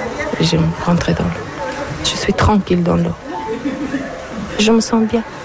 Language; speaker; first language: French; non-native, learner; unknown